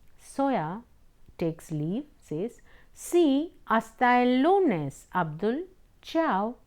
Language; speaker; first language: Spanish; non-native, fluent; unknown